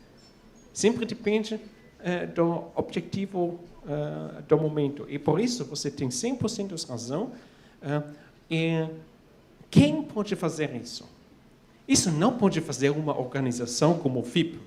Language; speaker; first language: Portuguese; non-native, fluent; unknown